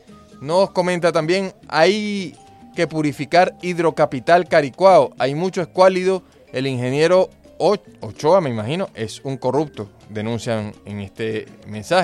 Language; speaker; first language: Spanish; native; Spanish